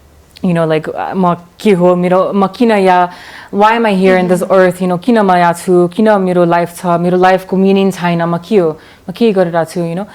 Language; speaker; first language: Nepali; early bilingual, heritage; English